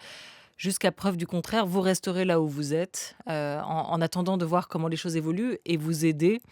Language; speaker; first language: French; native; French